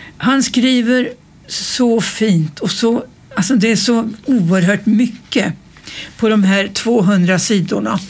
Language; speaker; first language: Swedish; native; Swedish